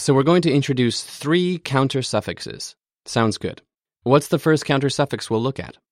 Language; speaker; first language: English; native; English